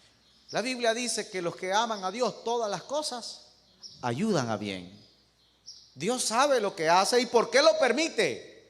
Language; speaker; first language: Spanish; native; Spanish